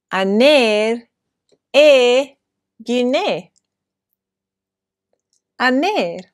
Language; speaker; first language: Greek; non-native, fluent; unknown